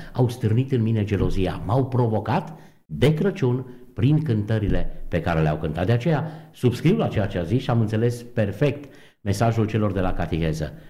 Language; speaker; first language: Romanian; native; Romanian